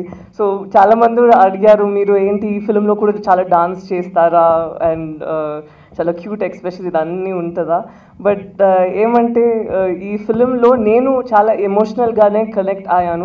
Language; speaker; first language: Telugu; non-native, fluent; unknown